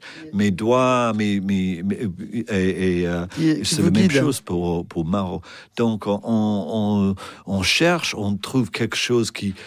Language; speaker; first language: French; non-native, fluent; English